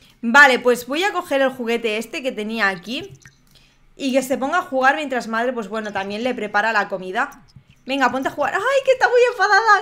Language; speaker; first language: Spanish; native; Spanish